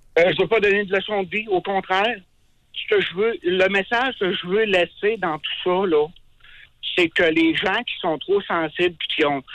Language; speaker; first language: French; native; French